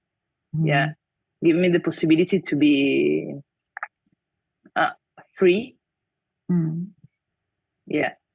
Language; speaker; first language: English; non-native, fluent; Italian